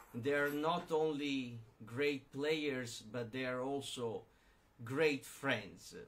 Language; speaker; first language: English; non-native, fluent; Italian